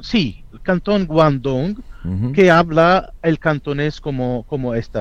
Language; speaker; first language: Spanish; non-native, fluent; Italian